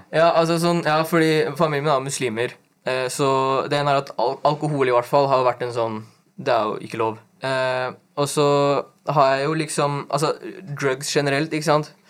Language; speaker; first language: Norwegian; early bilingual, other home language; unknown